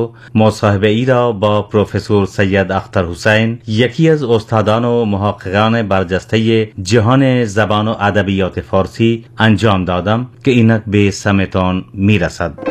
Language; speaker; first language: Persian; non-native, fluent; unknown